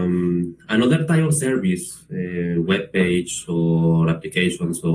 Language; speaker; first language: English; non-native, learner; Spanish